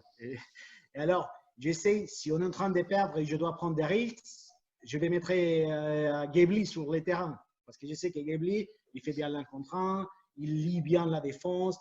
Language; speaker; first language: French; non-native, fluent; Spanish